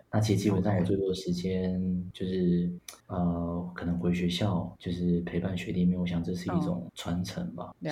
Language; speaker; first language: Chinese; native; Chinese